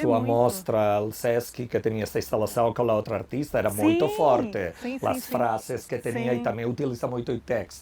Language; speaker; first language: Portuguese; non-native, learner; Spanish